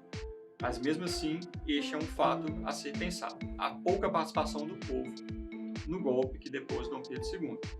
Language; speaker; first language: Portuguese; native; Portuguese